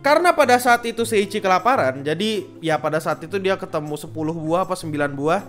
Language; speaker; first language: Indonesian; native; Indonesian